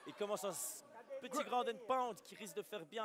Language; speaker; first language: French; native; French